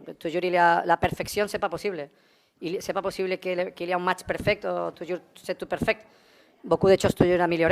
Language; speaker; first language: French; non-native, learner; Spanish